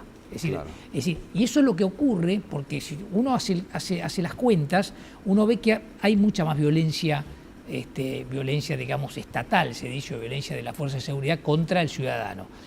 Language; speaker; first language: Spanish; native; Spanish